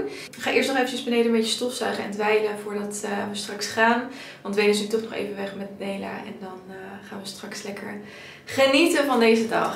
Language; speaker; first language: Dutch; native; Dutch